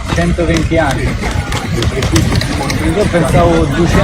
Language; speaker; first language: Italian; non-native, fluent; Uzbek